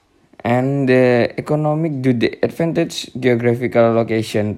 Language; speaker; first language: English; non-native, learner; Indonesian